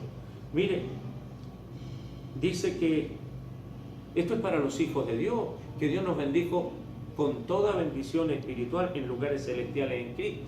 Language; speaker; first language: Spanish; native; Spanish